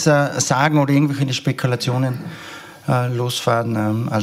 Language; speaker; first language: German; native; German